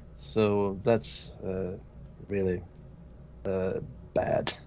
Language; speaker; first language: English; non-native, fluent; Swedish